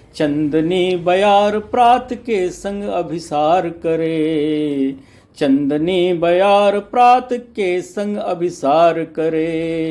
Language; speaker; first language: Hindi; native; Hindi